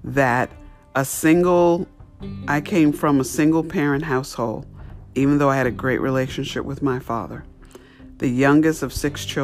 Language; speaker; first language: English; native; English